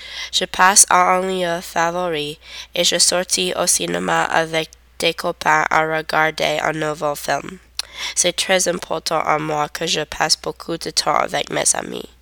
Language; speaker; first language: French; non-native, learner; English